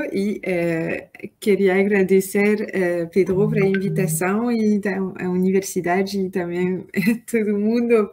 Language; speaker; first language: Portuguese; non-native, learner; French